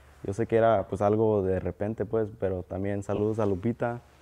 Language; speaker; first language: Spanish; early bilingual, heritage; Spanish